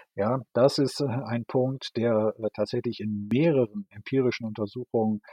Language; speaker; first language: German; native; German